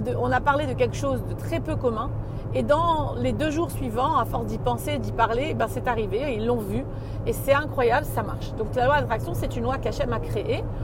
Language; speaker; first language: French; native; French